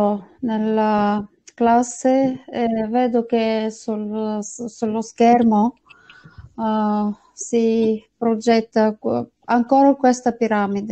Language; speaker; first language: Italian; non-native, fluent; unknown